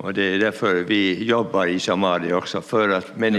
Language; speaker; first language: Swedish; native; Swedish